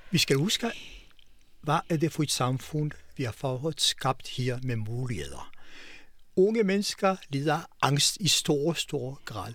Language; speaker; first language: Danish; non-native, fluent; Hebrew